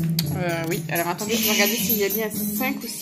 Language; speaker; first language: French; native; French